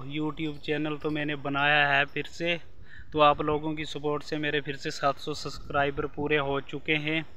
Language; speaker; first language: Hindi; native; Hindi